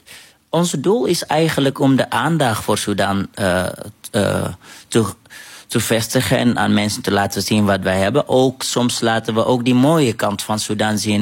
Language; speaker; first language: Dutch; non-native, fluent; Arabic